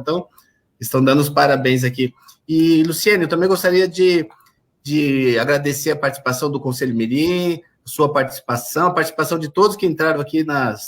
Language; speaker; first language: Portuguese; native; Portuguese